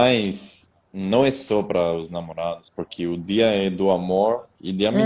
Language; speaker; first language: Portuguese; non-native, fluent; Spanish